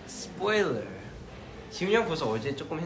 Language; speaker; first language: Korean; early bilingual, heritage; Korean